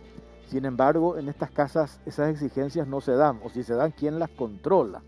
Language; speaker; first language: Spanish; native; Spanish